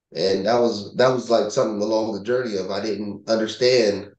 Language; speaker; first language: English; native; English